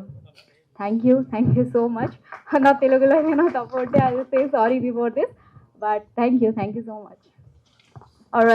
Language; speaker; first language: Telugu; non-native, fluent; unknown